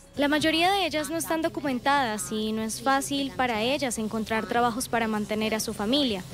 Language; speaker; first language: Spanish; non-native, fluent; Hebrew